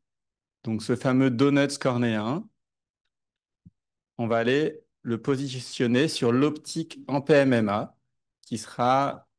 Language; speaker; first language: French; native; French